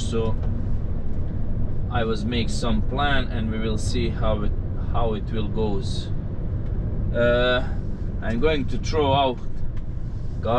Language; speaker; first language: English; non-native, learner; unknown